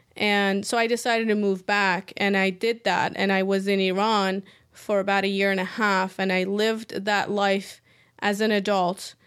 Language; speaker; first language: English; early bilingual, other home language; Persian